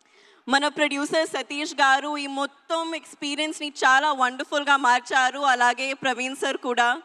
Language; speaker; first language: Telugu; non-native, learner; Hindi